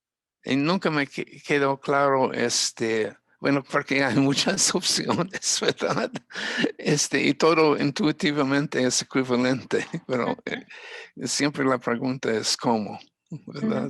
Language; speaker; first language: Spanish; non-native, fluent; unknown